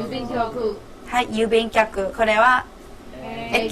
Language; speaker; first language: Japanese; non-native, fluent; Burmese